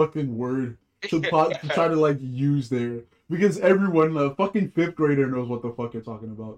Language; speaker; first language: English; non-native, local second language; Yoruba